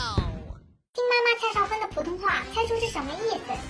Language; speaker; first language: Chinese; native; Chinese